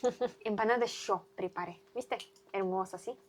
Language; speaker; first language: Spanish; non-native, learner; Russian